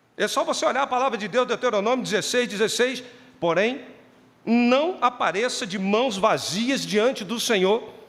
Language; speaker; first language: Portuguese; native; Portuguese